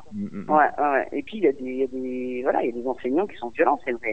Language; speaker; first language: French; native; French